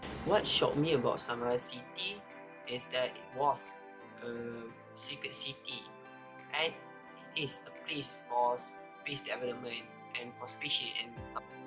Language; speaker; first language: English; non-native, local second language; Malay